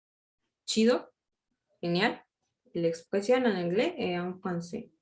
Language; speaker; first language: French; non-native, learner; Spanish